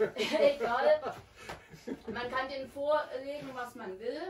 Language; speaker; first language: German; native; German